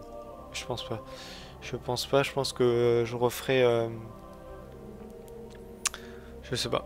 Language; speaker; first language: French; native; French